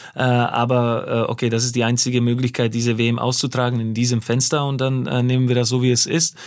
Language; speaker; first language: German; non-native, fluent; Slovak